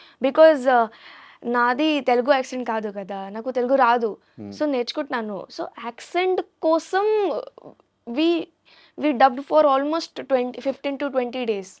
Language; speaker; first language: Telugu; non-native, learner; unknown